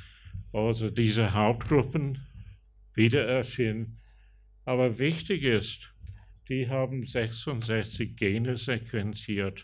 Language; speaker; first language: German; non-native, fluent; English